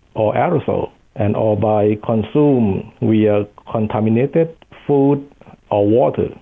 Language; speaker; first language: English; non-native, fluent; Thai